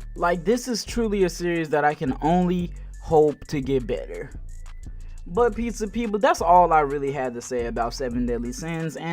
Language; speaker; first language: English; native; English